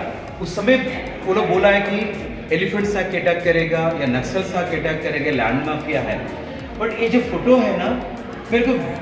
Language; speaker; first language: Hindi; native; Hindi